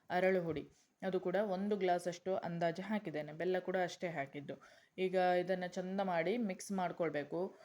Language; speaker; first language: Kannada; non-native, local second language; Konkani